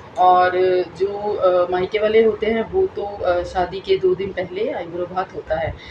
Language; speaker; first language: Hindi; non-native, local second language; Bangla